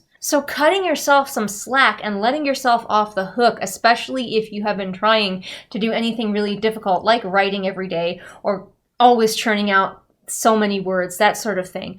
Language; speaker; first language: English; native; English